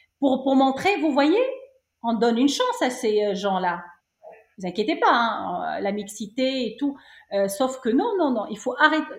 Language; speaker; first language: French; non-native, local second language; Arabic